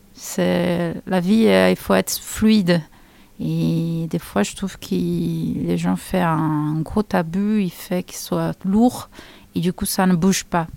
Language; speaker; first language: French; non-native, fluent; Portuguese